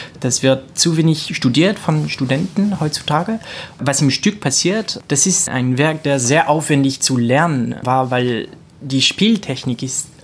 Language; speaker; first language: German; non-native, fluent; French